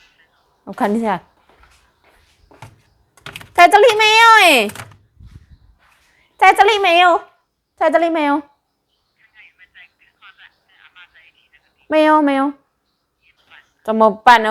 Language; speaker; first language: Chinese; non-native, learner; Indonesian